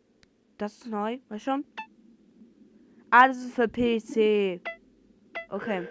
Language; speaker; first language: German; non-native, learner; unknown